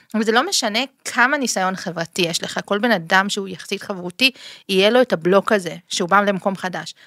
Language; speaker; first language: Hebrew; early bilingual, other home language; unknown